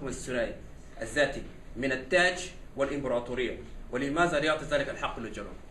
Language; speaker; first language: Arabic; non-native, local second language; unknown